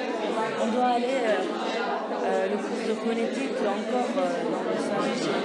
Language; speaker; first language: French; non-native, learner; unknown